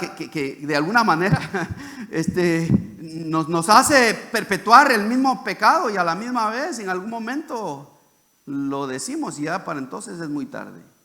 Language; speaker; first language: Spanish; native; Spanish